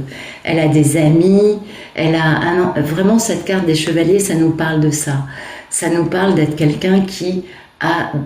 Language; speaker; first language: French; native; French